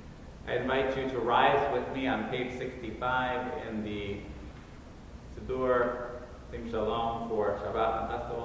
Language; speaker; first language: English; native; English